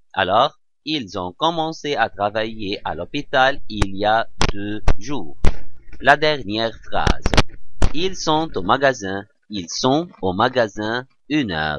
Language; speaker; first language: French; non-native, fluent; Arabic